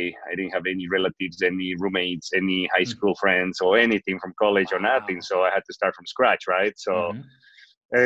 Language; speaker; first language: English; non-native, fluent; Spanish